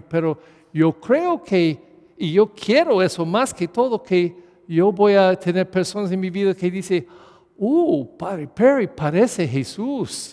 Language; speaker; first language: Spanish; non-native, fluent; English